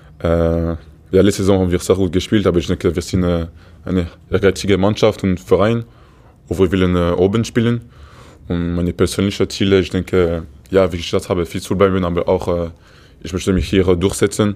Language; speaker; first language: German; non-native, fluent; Portuguese